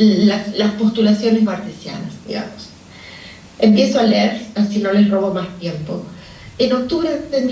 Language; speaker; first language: Spanish; native; Spanish